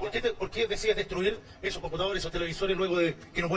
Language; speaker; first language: Spanish; native; Spanish